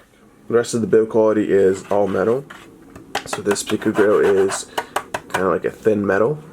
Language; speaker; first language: English; native; English